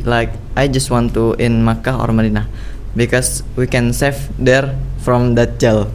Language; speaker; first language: English; non-native, learner; Indonesian